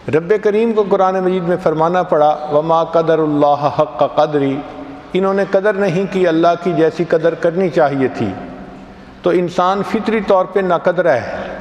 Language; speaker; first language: Urdu; non-native, local second language; Punjabi